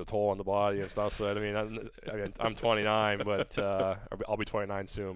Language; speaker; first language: English; native; English